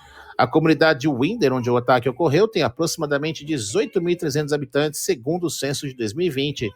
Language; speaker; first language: Portuguese; native; Portuguese